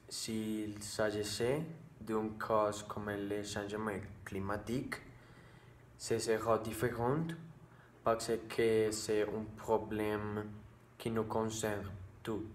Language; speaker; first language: French; non-native, learner; Spanish